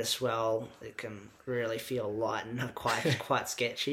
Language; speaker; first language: English; native; English